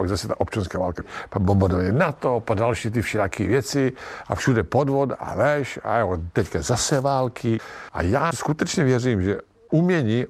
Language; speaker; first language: Czech; non-native, fluent; Serbian